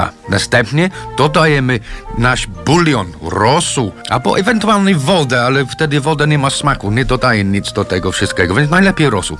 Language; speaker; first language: Polish; non-native, learner; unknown